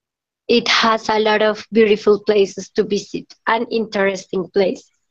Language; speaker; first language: English; non-native, learner; Spanish